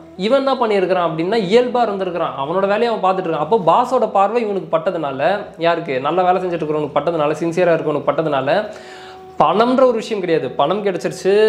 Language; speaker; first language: Tamil; native; Tamil